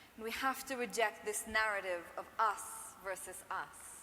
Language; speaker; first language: English; non-native, local second language; Urdu